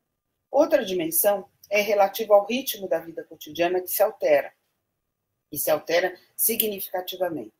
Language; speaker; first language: Portuguese; native; Portuguese